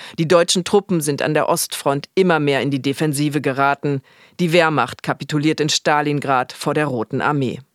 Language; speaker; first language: German; native; German